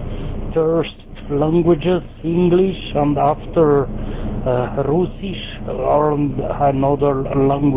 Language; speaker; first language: English; non-native, learner; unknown